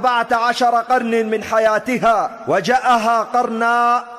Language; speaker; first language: Arabic; native; Arabic